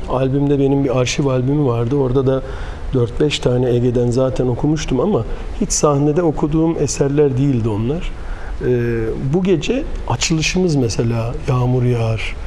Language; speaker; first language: Turkish; early bilingual, heritage; Turkish